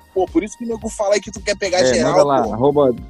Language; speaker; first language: Portuguese; native; Portuguese